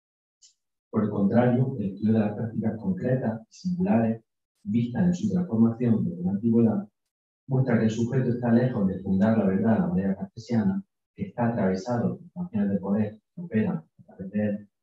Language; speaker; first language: Spanish; native; Spanish